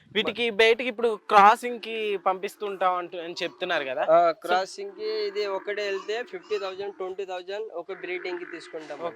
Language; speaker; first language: Telugu; non-native, local second language; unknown